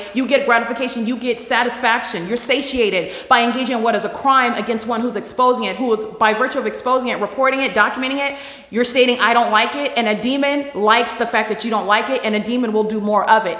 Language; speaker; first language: English; native; English